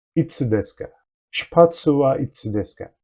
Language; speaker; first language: Japanese; non-native, learner; Turkish